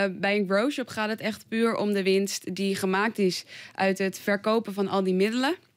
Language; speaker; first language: Dutch; native; Dutch